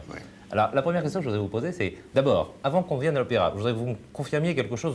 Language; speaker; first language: French; native; French